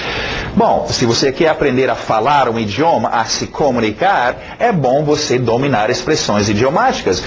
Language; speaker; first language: Portuguese; non-native, fluent; English